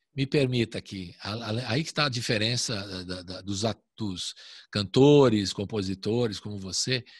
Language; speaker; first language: Portuguese; native; Portuguese